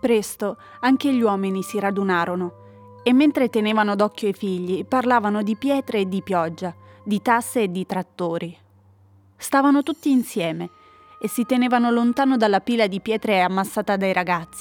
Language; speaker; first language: Italian; native; Italian